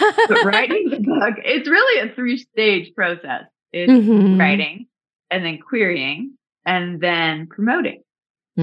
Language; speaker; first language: English; native; English